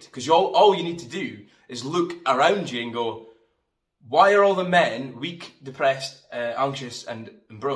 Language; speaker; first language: English; native; English